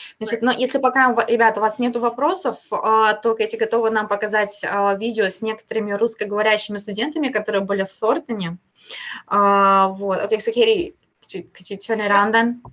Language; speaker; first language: Russian; native; Russian